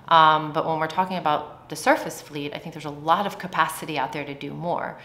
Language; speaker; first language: English; native; English